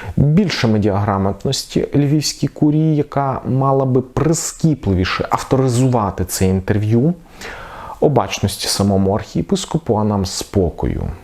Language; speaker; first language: Ukrainian; non-native, local second language; Russian